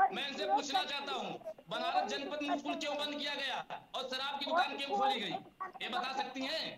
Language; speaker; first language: Hindi; native; Hindi